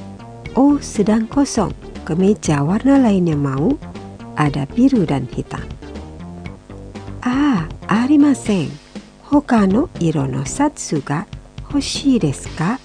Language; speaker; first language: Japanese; non-native, fluent; Indonesian